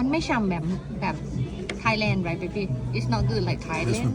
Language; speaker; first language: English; non-native, learner; Thai